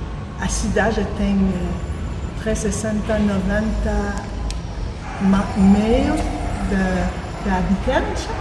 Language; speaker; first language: Portuguese; non-native, learner; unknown